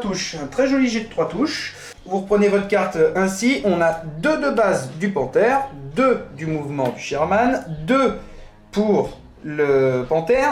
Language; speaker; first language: French; native; French